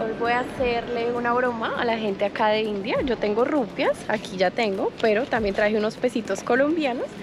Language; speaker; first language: Spanish; native; Spanish